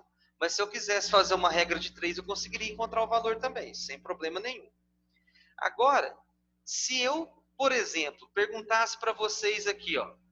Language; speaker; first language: Portuguese; native; Portuguese